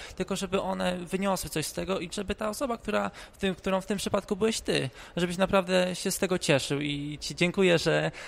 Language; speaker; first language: Polish; native; Polish